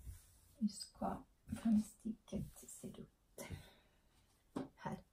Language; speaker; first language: Swedish; non-native, learner; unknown